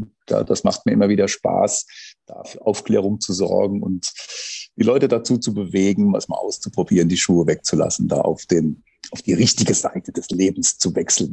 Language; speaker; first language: German; native; German